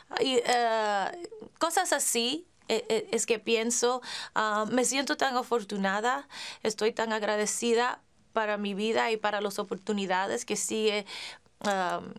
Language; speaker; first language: Spanish; early bilingual, heritage; English